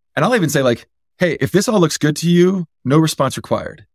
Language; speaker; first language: English; native; English